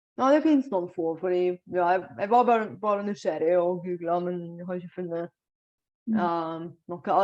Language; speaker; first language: Norwegian; non-native, fluent; Bulgarian